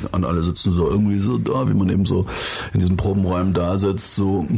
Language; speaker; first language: German; native; German